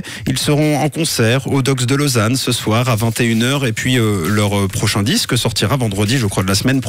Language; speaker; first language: French; native; French